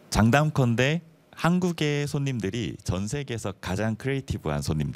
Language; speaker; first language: Korean; native; Korean